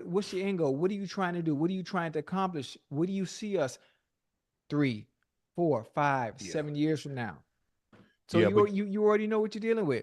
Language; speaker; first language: English; native; English